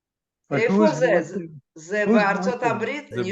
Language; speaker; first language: Hebrew; non-native, fluent; Russian